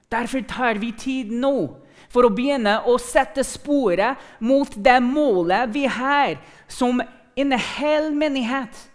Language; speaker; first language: Norwegian; non-native, fluent; English